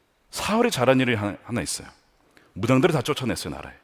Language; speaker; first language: Korean; native; Korean